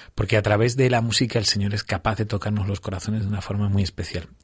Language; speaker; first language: Spanish; native; Spanish